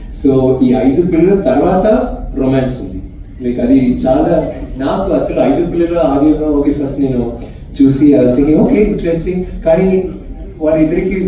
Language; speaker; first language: Telugu; non-native, learner; Tamil